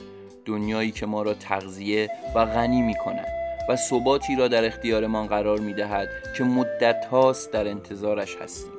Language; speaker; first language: Persian; native; Persian